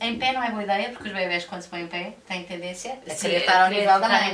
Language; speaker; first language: Portuguese; native; Portuguese